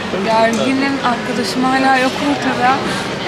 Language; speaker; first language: Turkish; native; Turkish